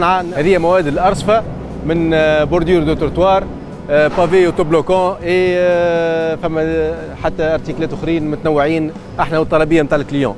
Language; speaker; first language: Arabic; native; Arabic